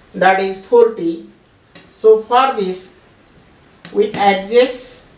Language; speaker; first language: English; non-native, local second language; Marathi